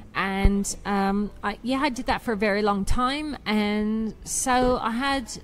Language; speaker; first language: English; native; English